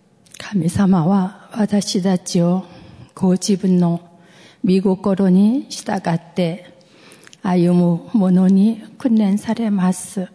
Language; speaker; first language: Japanese; non-native, fluent; Korean